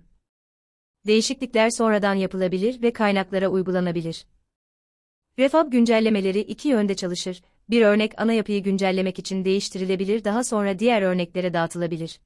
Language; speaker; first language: Turkish; native; Turkish